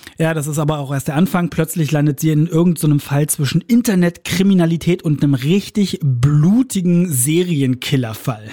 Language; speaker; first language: German; native; German